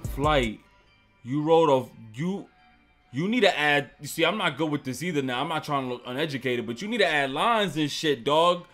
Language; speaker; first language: English; native; English